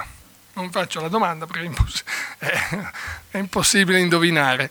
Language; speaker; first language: Italian; native; Italian